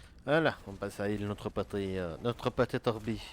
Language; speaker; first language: French; native; French